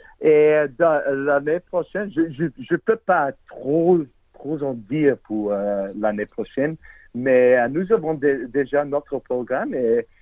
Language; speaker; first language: French; non-native, learner; English